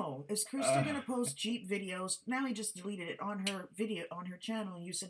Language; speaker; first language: English; native; English